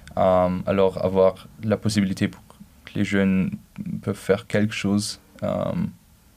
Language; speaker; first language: French; non-native, local second language; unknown